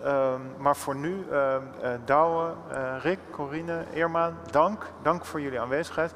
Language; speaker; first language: Dutch; native; Dutch